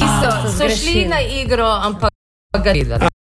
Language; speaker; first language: Slovenian; early bilingual, heritage; Slovenian